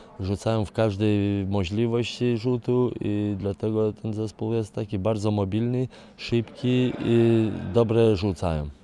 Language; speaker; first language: Polish; non-native, fluent; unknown